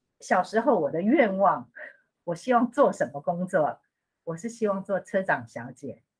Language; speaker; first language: Chinese; native; Chinese